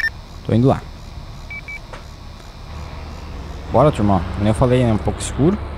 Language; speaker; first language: Portuguese; native; Portuguese